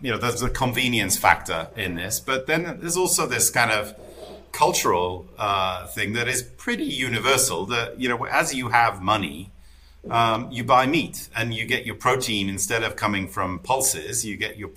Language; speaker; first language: English; native; English